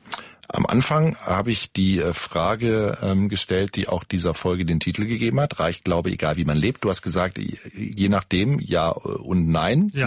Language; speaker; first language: German; native; German